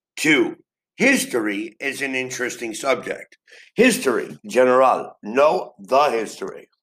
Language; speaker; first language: English; native; English